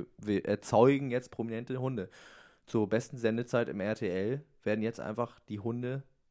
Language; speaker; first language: German; native; German